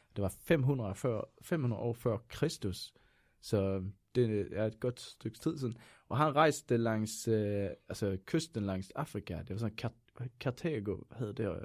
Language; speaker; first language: Danish; non-native, fluent; Swedish